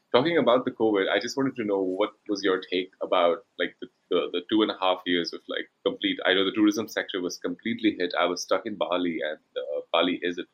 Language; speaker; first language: English; non-native, local second language; Hindi